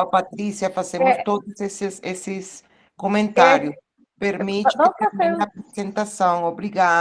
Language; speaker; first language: Portuguese; non-native, fluent; Spanish